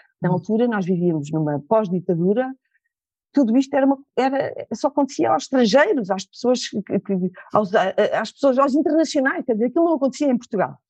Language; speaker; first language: Portuguese; native; Portuguese